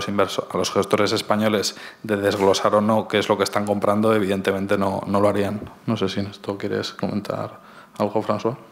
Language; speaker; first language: Spanish; native; Spanish